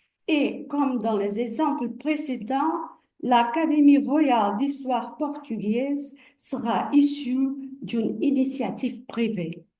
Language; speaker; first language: French; non-native, fluent; Portuguese